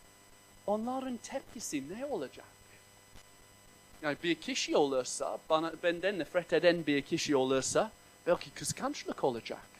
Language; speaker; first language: Turkish; non-native, fluent; English